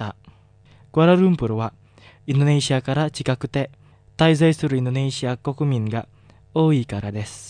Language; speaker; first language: Japanese; non-native, fluent; Indonesian